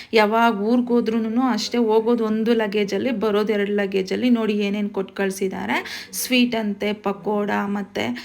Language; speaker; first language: Kannada; native; Kannada